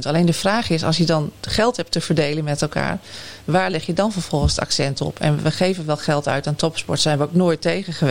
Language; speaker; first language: Dutch; native; Dutch